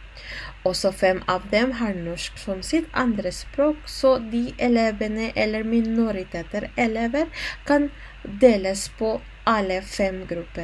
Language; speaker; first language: Norwegian; non-native, learner; Filipino